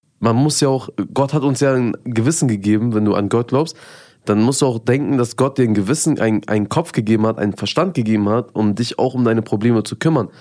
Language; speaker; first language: German; early bilingual, other home language; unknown